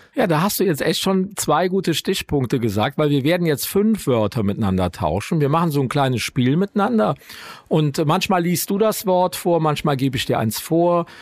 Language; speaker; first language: German; native; German